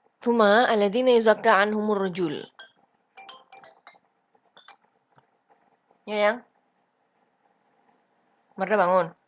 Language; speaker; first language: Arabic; non-native, fluent; Indonesian